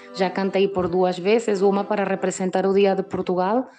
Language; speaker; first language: Portuguese; early bilingual, other home language; Spanish